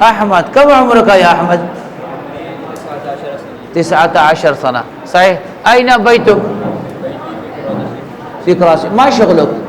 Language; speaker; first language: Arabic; non-native, fluent; Urdu